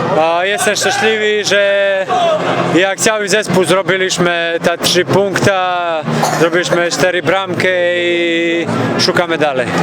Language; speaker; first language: Polish; non-native, learner; Croatian